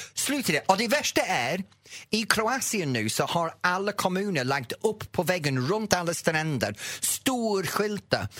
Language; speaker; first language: Swedish; non-native, fluent; English